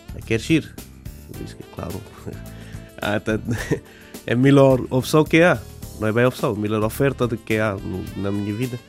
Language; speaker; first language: Portuguese; non-native, learner; Bangla